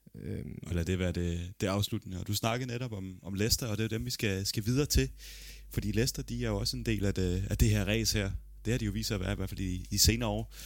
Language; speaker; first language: Danish; early bilingual, other home language; Italian